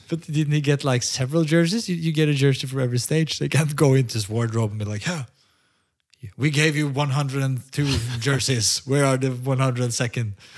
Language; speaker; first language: English; non-native, fluent; Norwegian